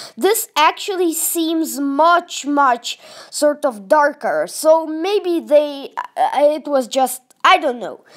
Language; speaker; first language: English; non-native, fluent; Russian